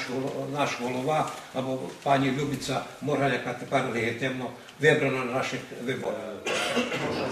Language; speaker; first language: Ukrainian; early bilingual, heritage; Ukrainian